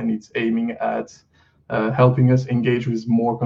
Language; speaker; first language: English; non-native, fluent; French